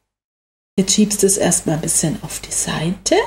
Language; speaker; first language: German; native; German